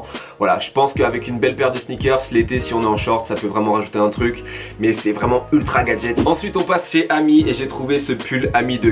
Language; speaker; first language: French; native; French